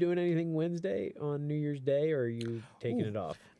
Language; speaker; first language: English; native; English